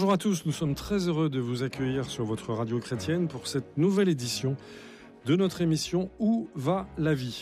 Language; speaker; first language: French; native; French